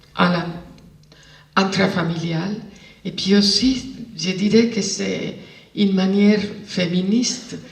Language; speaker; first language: French; non-native, fluent; Spanish